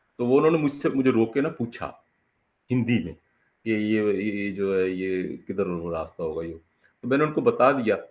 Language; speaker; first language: Urdu; non-native, local second language; Punjabi